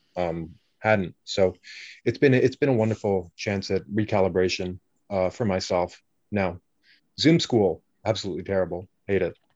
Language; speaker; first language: English; native; English